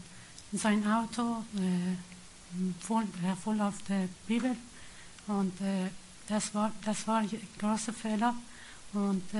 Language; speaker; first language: German; non-native, learner; Persian